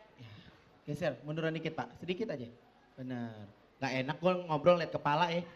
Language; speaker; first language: Indonesian; native; Indonesian